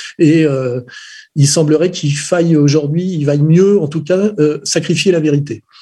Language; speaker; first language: French; native; French